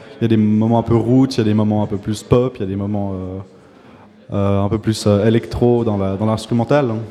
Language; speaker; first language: French; native; French